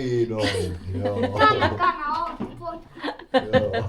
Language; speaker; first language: Finnish; native; Finnish